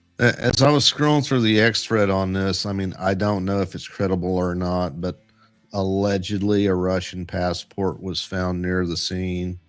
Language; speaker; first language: English; native; English